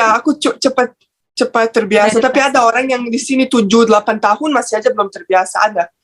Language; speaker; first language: Indonesian; non-native, fluent; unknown